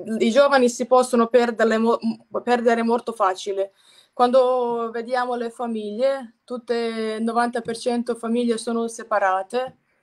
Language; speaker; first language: Italian; non-native, fluent; Croatian